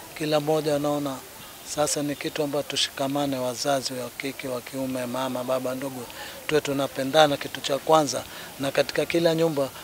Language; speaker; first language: Swahili; native; Swahili